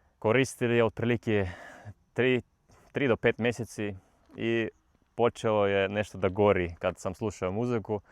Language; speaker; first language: Bosnian; non-native, learner; Russian